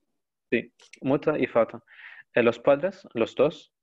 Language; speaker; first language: Spanish; non-native, learner; Arabic